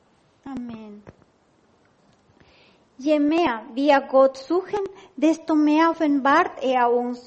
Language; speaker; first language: German; non-native, learner; Spanish